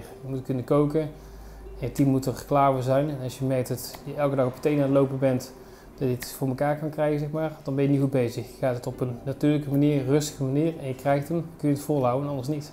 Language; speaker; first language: Dutch; native; Dutch